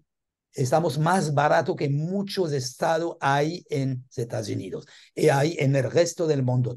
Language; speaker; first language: Spanish; non-native, learner; French